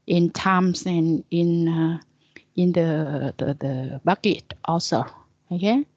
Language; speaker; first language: English; non-native, fluent; Vietnamese